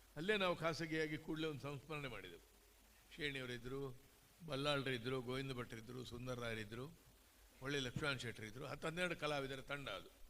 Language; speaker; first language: Kannada; native; Kannada